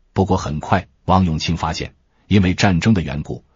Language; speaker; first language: Chinese; native; Chinese